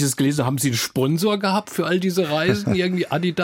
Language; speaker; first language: German; native; German